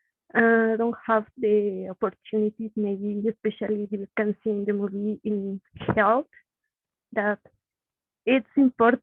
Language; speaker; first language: English; non-native, learner; Spanish